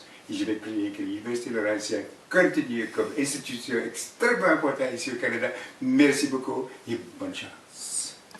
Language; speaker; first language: French; non-native, fluent; Cree